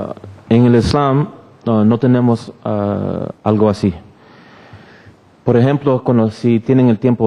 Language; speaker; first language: Spanish; early bilingual, heritage; Spanish